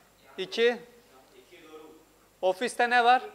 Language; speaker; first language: Turkish; non-native, fluent; Urdu